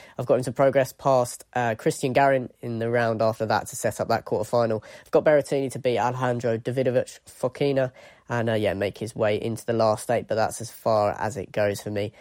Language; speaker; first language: English; native; English